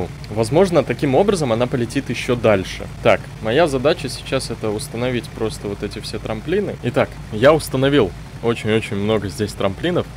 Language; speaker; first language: Russian; native; Russian